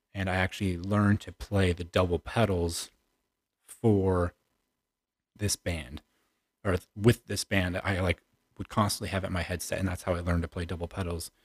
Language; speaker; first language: English; native; English